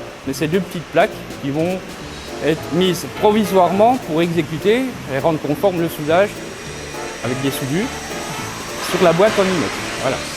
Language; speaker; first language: French; native; French